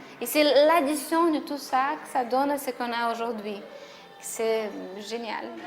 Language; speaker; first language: French; non-native, fluent; Portuguese